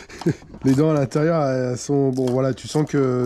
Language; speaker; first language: French; native; French